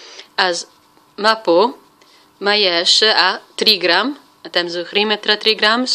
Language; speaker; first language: Hebrew; non-native, fluent; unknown